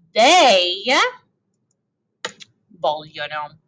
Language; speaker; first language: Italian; non-native, fluent; English